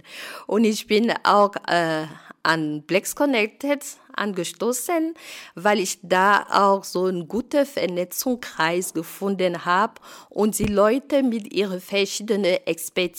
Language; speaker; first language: German; non-native, fluent; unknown